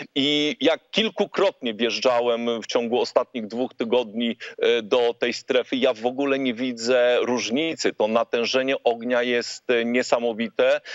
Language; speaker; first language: Polish; native; Polish